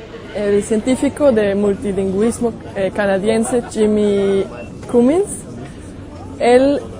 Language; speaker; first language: Spanish; non-native, fluent; German